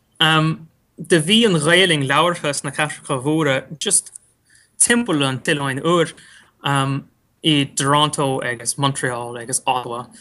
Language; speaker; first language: Irish; non-native, fluent; English